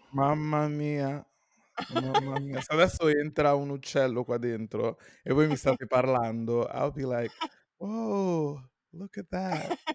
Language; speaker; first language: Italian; native; Italian